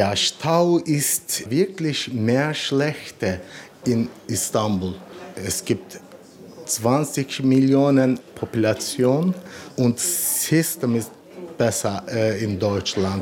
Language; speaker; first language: German; non-native, learner; Turkish